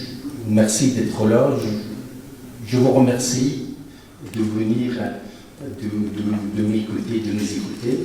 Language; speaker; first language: French; non-native, fluent; Persian